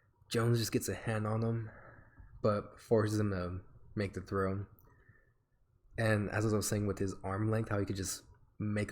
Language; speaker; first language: English; native; English